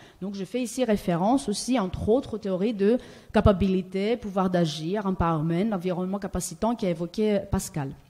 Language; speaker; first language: French; non-native, fluent; Greek